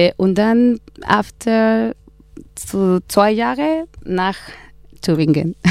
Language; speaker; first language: German; non-native, learner; Spanish